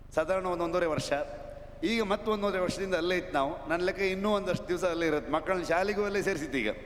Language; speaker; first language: Kannada; native; Kannada